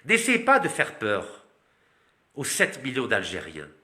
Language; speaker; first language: French; non-native, local second language; Arabic